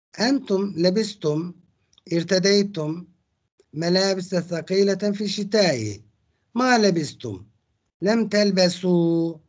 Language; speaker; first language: Arabic; non-native, fluent; Turkish